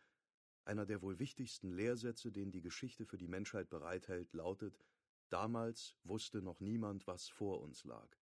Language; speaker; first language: German; native; German